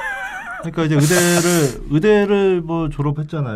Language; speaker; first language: Korean; native; Korean